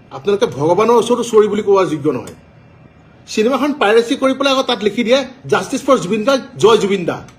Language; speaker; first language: Assamese; native; Assamese